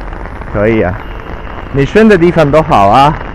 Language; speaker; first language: Chinese; non-native, learner; Italian